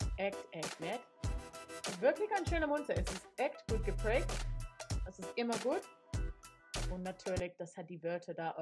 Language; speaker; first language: German; non-native, fluent; English